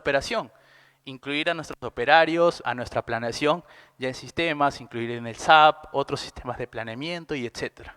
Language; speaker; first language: Spanish; native; Spanish